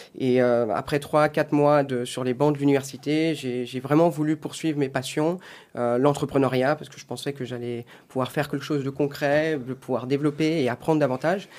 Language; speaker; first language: French; native; French